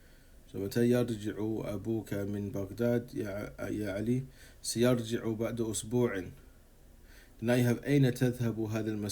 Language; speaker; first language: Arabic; non-native, fluent; English